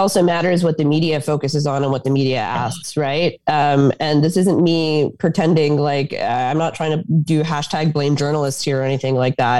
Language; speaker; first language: English; native; English